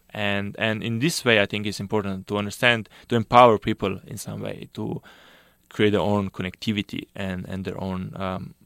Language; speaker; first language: English; non-native, fluent; Slovenian